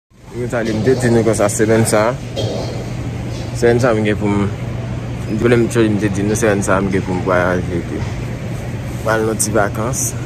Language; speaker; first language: French; non-native, learner; Haitian Creole